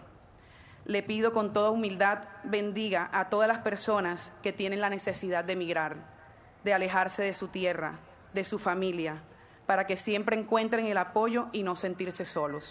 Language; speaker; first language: Spanish; native; Spanish